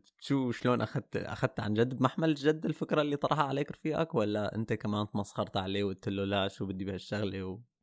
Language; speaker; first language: Arabic; native; Arabic